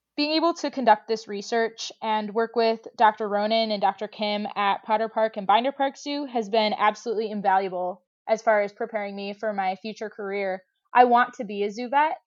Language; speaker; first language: English; native; English